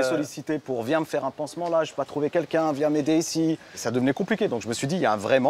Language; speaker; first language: French; native; French